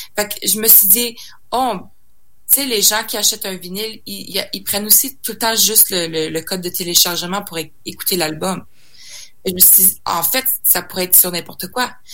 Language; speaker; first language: French; native; French